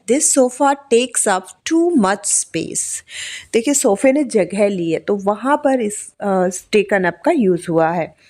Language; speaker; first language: Hindi; native; Hindi